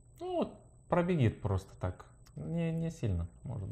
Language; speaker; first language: Russian; non-native, learner; Lithuanian